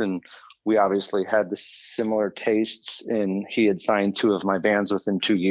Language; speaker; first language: English; native; English